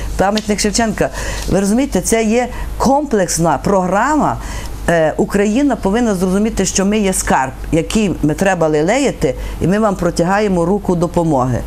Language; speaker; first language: Ukrainian; native; Ukrainian